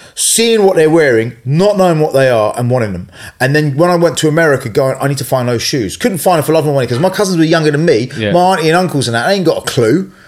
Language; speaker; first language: English; native; English